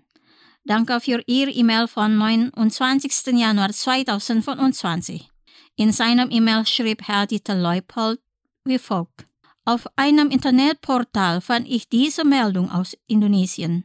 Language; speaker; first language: German; non-native, fluent; Indonesian